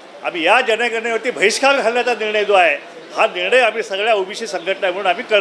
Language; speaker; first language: Marathi; native; Marathi